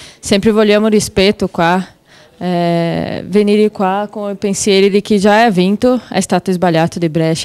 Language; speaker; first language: Italian; non-native, fluent; Portuguese